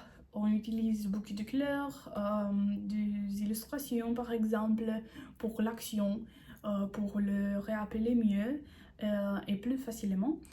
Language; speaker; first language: French; non-native, learner; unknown